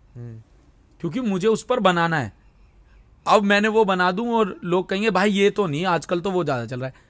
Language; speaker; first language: Hindi; native; Hindi